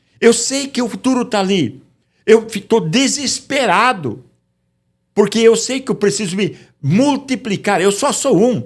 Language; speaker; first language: Portuguese; native; Portuguese